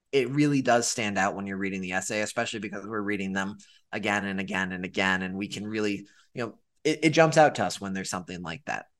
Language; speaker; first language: English; native; English